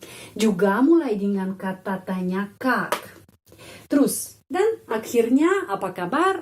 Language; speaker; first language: Indonesian; non-native, fluent; Russian